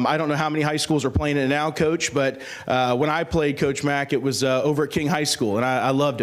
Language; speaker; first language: English; native; English